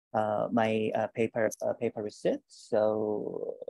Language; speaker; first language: English; non-native, learner; Korean